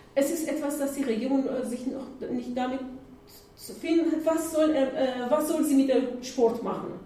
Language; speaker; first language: German; non-native, learner; Persian